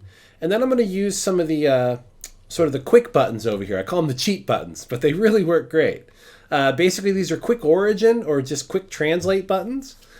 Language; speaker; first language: English; native; English